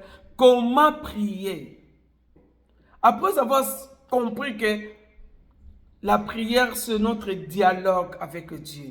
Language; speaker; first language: French; non-native, local second language; Lingala